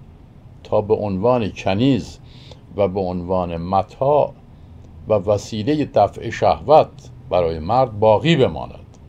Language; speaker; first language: Persian; native; Persian